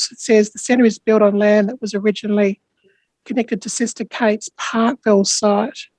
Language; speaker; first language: English; native; English